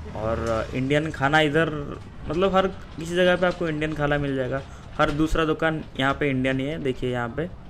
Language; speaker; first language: Hindi; non-native, local second language; Odia